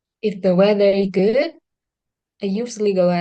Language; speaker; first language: English; non-native, learner; Vietnamese